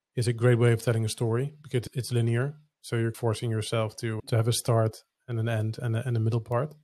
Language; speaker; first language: English; non-native, fluent; Dutch